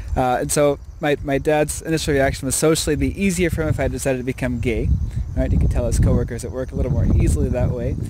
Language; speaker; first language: English; native; English